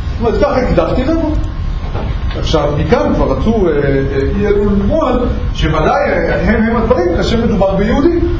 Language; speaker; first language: Hebrew; native; Hebrew